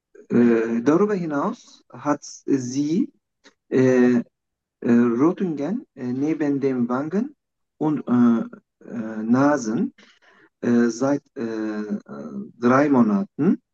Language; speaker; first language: German; non-native, learner; Turkish